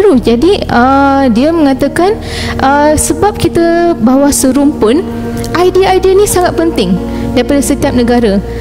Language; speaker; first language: Malay; non-native, local second language; Tamil